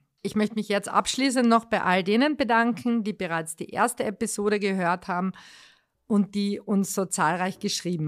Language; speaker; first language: German; native; German